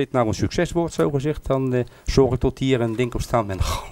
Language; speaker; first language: Dutch; native; Dutch